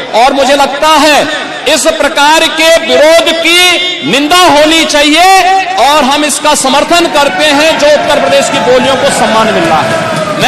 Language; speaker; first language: Hindi; native; Hindi